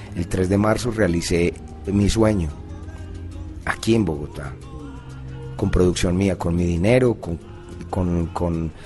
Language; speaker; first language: Spanish; native; Spanish